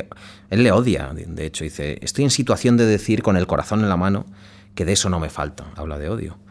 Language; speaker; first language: Spanish; native; Spanish